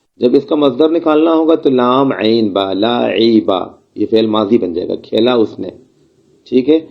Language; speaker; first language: Urdu; non-native, local second language; Baluchi